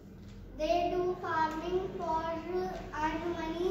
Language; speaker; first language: English; non-native, learner; Hindi